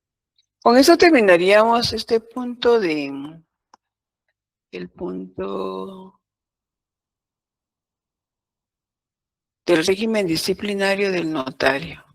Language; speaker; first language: Spanish; native; Spanish